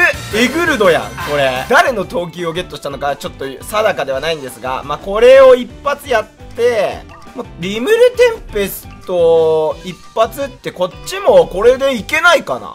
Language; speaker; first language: Japanese; native; Japanese